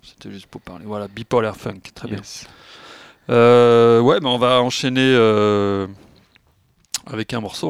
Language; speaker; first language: French; native; French